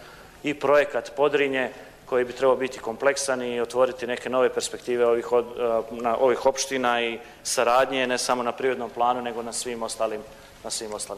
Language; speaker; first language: Croatian; native; Croatian